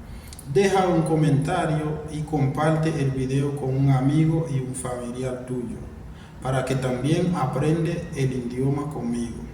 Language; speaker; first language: Spanish; non-native, fluent; Haitian Creole